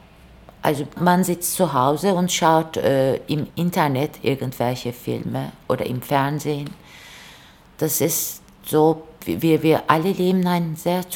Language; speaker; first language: German; non-native, fluent; Turkish